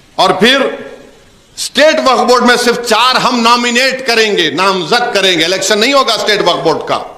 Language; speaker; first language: Urdu; native; Urdu